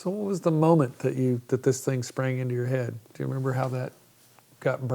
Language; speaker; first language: English; native; English